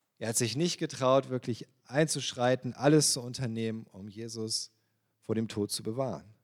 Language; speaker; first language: German; native; German